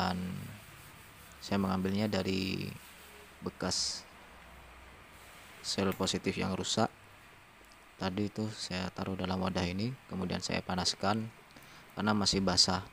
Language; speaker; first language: Indonesian; non-native, local second language; Madurese